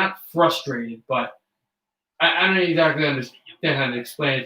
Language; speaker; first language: English; native; English